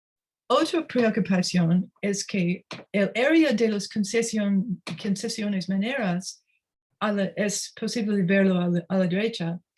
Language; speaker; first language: Spanish; non-native, learner; English